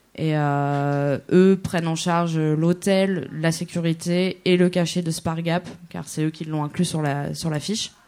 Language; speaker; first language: French; native; French